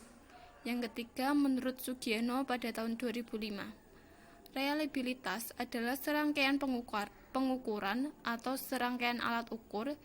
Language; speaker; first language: Indonesian; native; Indonesian